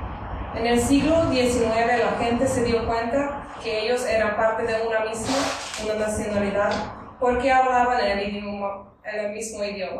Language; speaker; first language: Spanish; non-native, fluent; Hungarian